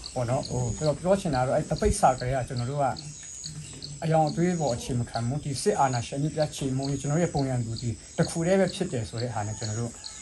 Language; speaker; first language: Burmese; non-native, local second language; Hakha Chin